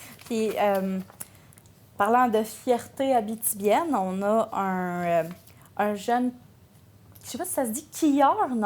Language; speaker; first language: French; native; French